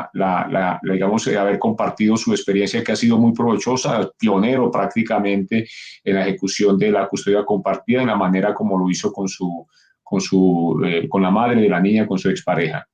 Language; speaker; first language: Spanish; native; Spanish